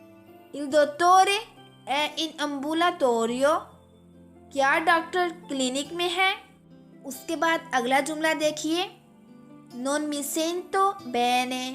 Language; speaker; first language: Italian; non-native, fluent; Urdu